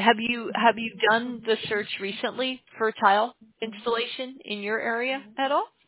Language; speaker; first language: English; native; English